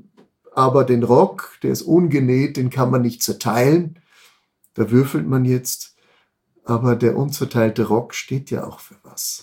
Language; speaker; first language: German; native; German